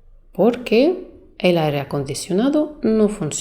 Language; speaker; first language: Spanish; non-native, fluent; Russian